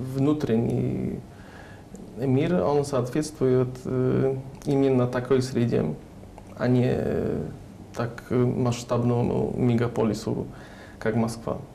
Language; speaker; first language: Russian; non-native, fluent; Polish